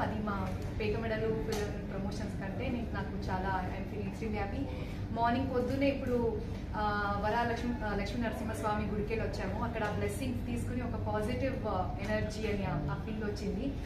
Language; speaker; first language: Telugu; non-native, local second language; Kannada